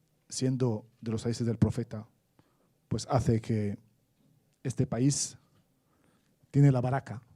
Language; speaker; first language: Spanish; non-native, fluent; Arabic